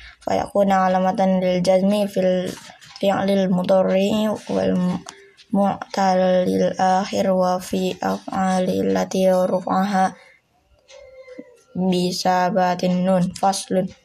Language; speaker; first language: Arabic; non-native, learner; Indonesian